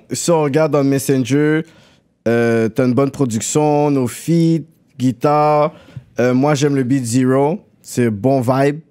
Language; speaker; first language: French; native; French